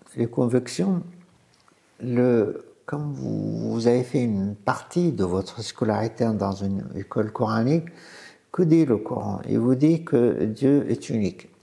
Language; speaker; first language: French; non-native, fluent; Arabic